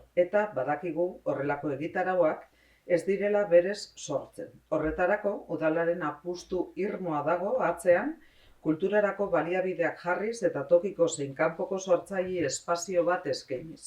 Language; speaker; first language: Basque; native; Basque